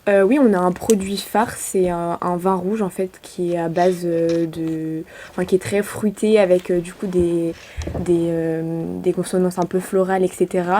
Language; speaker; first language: French; native; French